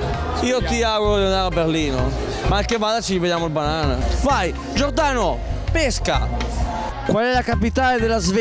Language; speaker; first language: Italian; native; Italian